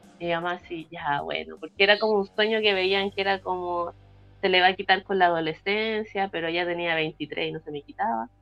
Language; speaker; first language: Spanish; native; Spanish